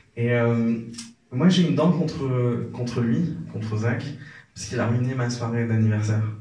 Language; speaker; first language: French; non-native, local second language; Arabic